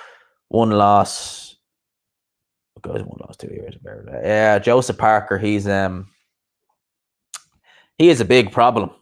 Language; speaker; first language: English; native; English